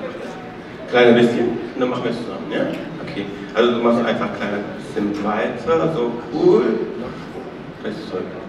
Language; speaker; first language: German; non-native, learner; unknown